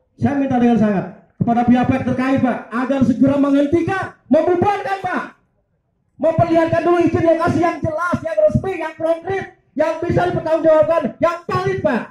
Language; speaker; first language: Indonesian; native; Indonesian